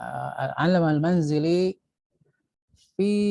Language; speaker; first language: Arabic; non-native, fluent; Indonesian